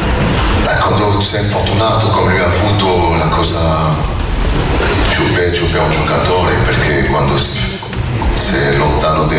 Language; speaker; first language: Italian; non-native, fluent; French